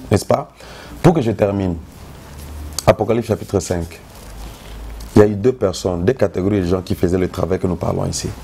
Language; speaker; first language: French; non-native, local second language; Lingala